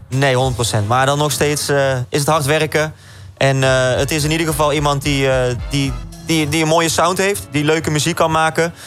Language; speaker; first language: Dutch; native; Dutch